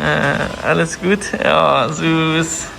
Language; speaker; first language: German; non-native, learner; Filipino